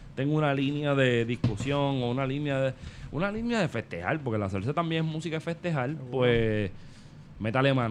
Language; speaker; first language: Spanish; native; Spanish